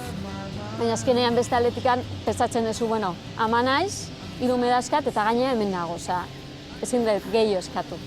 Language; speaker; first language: Basque; non-native, learner; Spanish